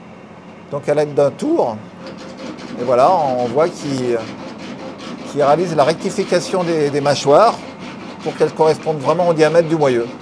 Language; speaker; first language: French; native; French